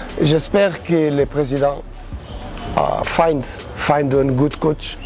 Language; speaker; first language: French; non-native, learner; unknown